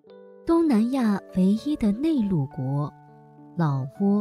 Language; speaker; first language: Chinese; native; Chinese